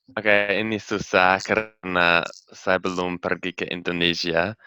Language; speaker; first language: Indonesian; non-native, learner; English